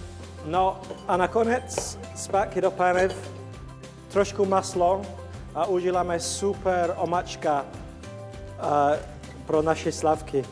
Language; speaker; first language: Czech; non-native, learner; English